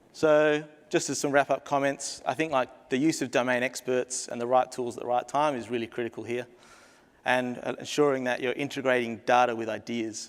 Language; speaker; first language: English; native; English